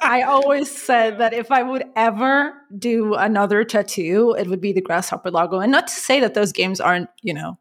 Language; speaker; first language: English; non-native, fluent; Persian